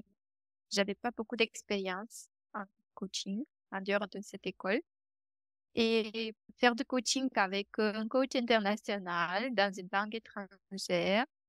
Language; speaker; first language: French; non-native, fluent; Romanian